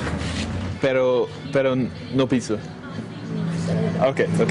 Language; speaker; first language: Spanish; non-native, learner; English